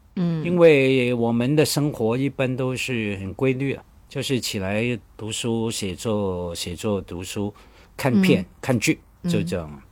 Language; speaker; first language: Chinese; non-native, local second language; Cantonese